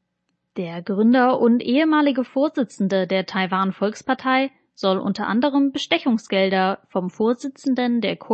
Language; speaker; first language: German; native; German